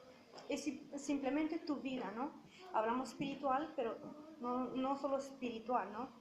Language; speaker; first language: Spanish; non-native, fluent; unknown